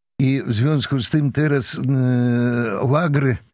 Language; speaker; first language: Polish; non-native, fluent; Russian